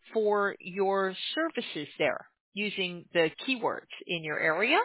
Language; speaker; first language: English; native; English